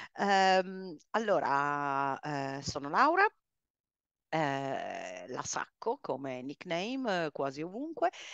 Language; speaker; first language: Italian; native; Italian